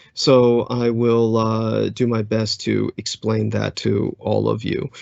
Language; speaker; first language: English; native; English